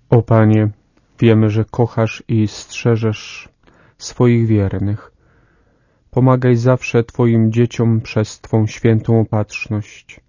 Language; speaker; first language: Polish; native; Polish